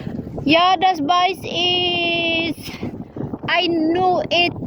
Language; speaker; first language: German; non-native, learner; Cebuano